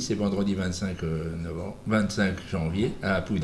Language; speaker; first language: French; native; French